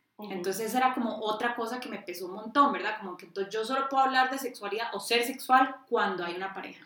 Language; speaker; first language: Spanish; native; Spanish